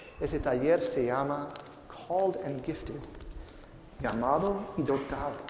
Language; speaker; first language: Spanish; non-native, fluent; English